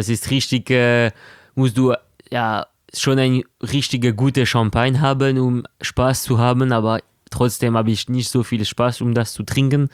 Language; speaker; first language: German; non-native, local second language; French